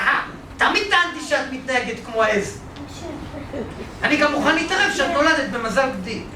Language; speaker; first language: Hebrew; native; Hebrew